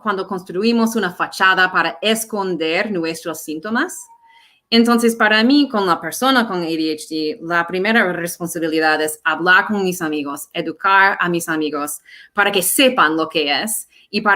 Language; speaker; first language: Spanish; non-native, fluent; English